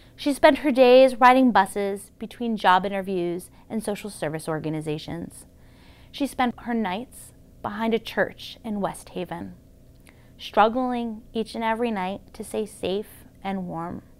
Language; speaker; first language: English; native; English